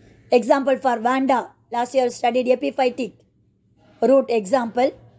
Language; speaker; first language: English; non-native, local second language; Tamil